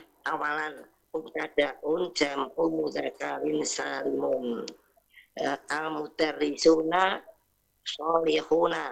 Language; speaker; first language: Arabic; non-native, learner; Indonesian